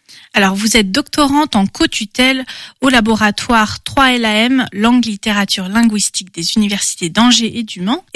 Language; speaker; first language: French; native; French